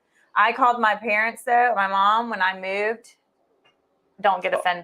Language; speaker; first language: English; native; English